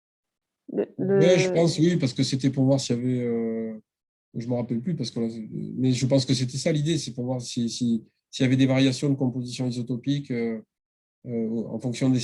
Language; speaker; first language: French; native; French